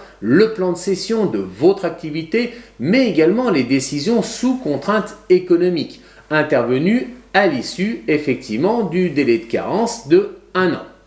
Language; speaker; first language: French; native; French